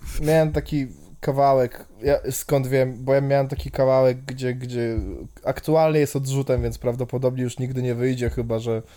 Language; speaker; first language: Polish; native; Polish